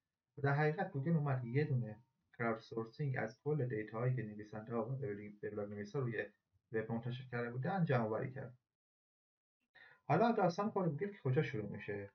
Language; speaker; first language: Persian; native; Persian